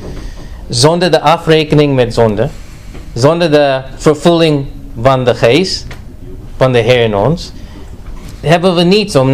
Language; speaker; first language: Dutch; non-native, fluent; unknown